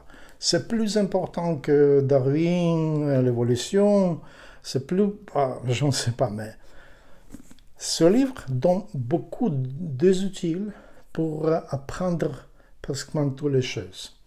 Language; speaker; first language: French; non-native, learner; Ukrainian